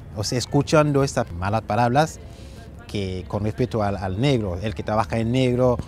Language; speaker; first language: Spanish; non-native, fluent; Haitian Creole